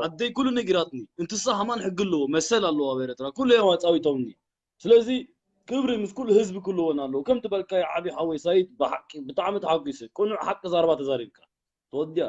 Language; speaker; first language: Tigrinya; early bilingual, heritage; Tigrinya